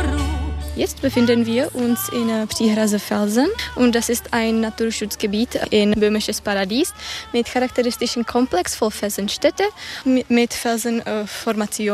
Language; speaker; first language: German; non-native, learner; Czech